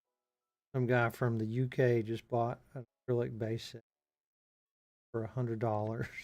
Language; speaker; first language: English; native; English